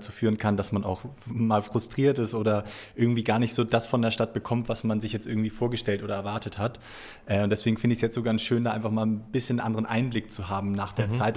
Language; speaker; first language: German; native; German